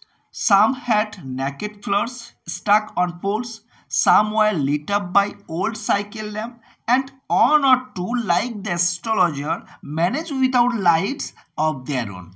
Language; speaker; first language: English; non-native, local second language; Bangla